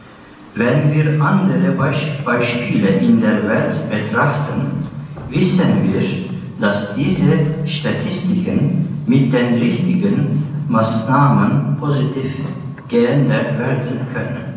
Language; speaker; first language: German; non-native, learner; Turkish